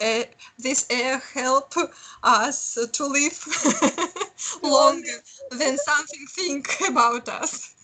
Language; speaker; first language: English; non-native, learner; Russian